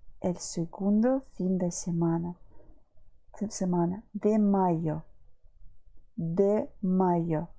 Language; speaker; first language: Spanish; non-native, fluent; Ukrainian